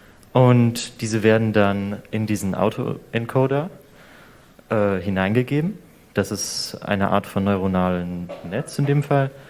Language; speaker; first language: German; native; German